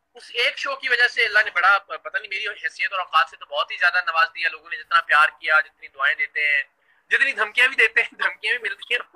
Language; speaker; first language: Urdu; native; Urdu